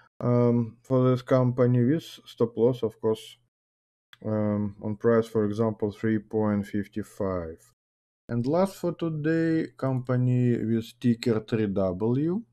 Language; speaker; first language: English; non-native, learner; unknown